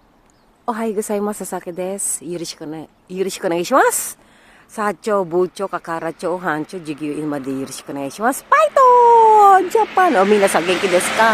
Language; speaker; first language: Japanese; non-native, learner; Filipino